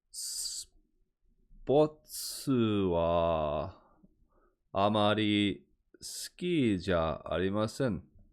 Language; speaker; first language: Japanese; non-native, learner; English